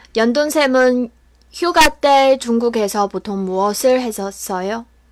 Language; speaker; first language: Korean; non-native, fluent; Chinese